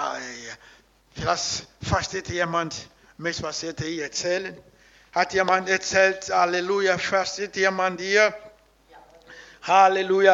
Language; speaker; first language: German; non-native, learner; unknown